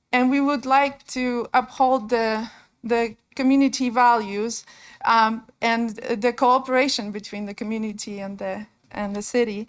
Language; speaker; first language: English; non-native, fluent; Polish